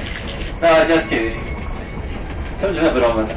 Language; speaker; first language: Spanish; native; Spanish